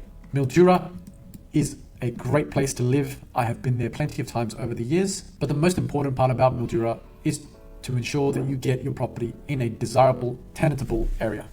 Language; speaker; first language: English; native; English